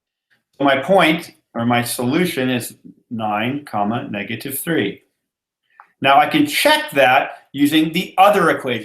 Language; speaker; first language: English; native; English